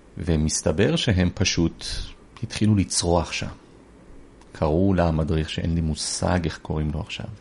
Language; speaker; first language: Hebrew; early bilingual, other home language; Persian